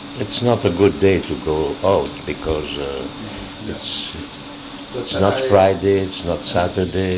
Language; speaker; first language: English; non-native, learner; French